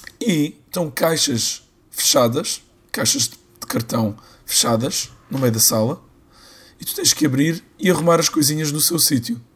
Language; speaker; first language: Portuguese; native; Portuguese